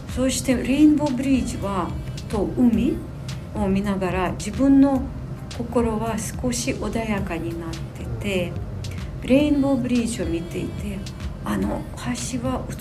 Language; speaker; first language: Japanese; non-native, fluent; Ukrainian